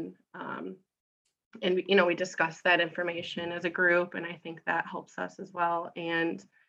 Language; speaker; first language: English; native; English